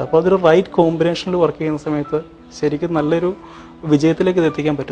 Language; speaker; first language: Malayalam; native; Malayalam